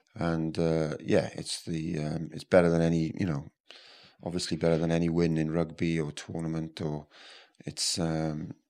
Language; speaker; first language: English; native; English